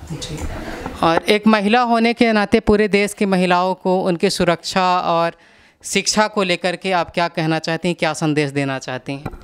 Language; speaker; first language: Hindi; native; Hindi